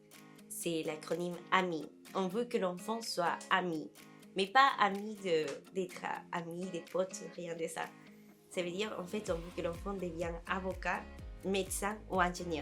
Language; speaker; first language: French; non-native, fluent; Spanish